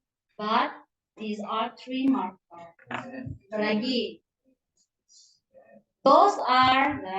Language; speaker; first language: English; non-native, learner; Indonesian